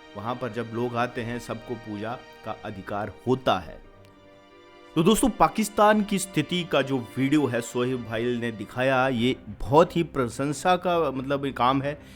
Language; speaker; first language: Hindi; native; Hindi